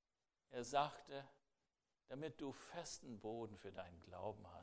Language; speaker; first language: German; non-native, fluent; English